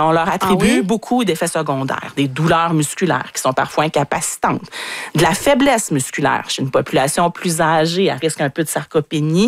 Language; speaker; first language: French; native; French